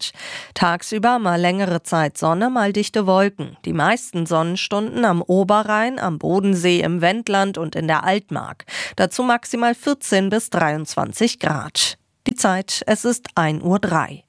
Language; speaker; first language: German; native; German